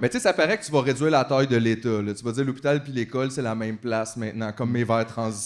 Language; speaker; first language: French; native; French